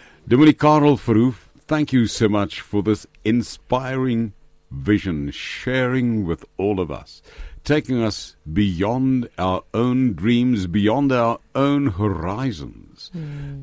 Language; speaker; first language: English; non-native, local second language; Afrikaans